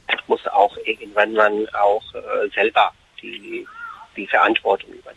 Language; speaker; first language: German; non-native, fluent; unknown